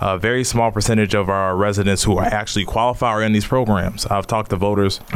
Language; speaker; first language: English; native; English